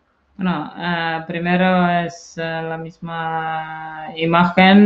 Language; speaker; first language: Spanish; non-native, fluent; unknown